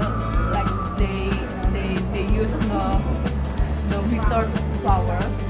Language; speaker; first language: English; non-native, learner; Indonesian